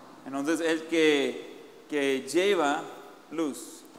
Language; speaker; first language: Spanish; native; Spanish